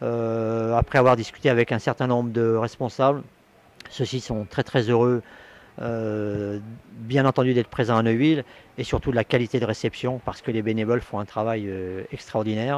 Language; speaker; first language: French; native; French